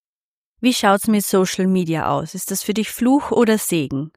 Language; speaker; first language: German; native; German